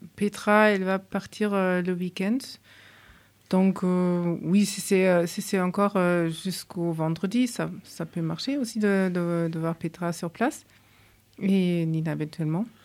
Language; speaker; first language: French; non-native, fluent; German